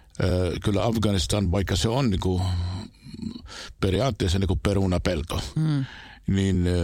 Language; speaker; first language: Finnish; non-native, fluent; Arabic